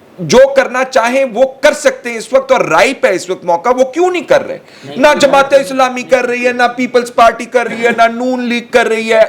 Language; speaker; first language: Urdu; non-native, local second language; Punjabi